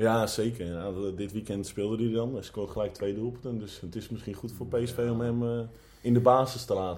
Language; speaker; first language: Dutch; native; Dutch